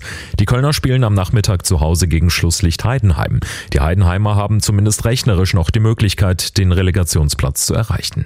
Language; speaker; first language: German; native; German